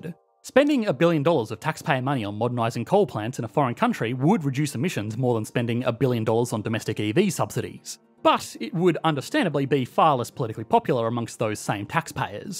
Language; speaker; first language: English; native; English